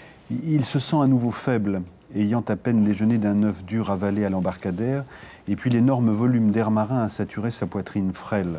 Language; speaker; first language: French; native; French